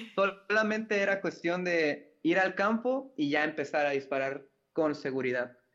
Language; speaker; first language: Spanish; native; Spanish